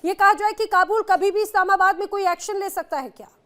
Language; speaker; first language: Hindi; native; Hindi